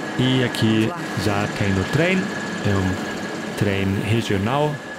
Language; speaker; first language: Portuguese; non-native, fluent; German